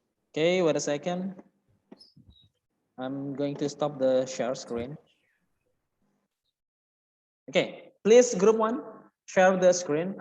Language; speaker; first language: English; non-native, fluent; Indonesian